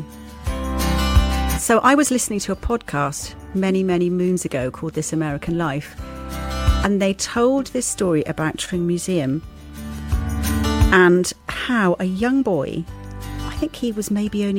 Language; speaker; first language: English; native; English